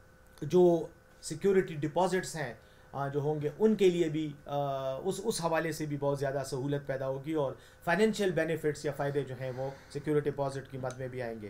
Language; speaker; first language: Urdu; non-native, local second language; Pashto